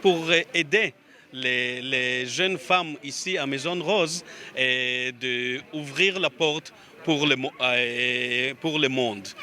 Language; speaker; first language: French; non-native, learner; Hebrew